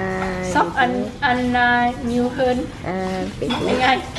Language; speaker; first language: Vietnamese; early bilingual, heritage; English